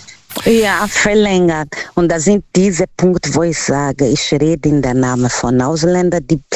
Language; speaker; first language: German; non-native, learner; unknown